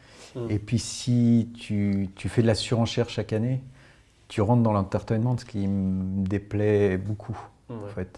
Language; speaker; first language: French; native; French